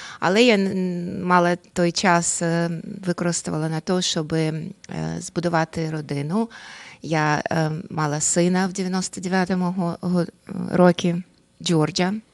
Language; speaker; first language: Ukrainian; non-native, local second language; Russian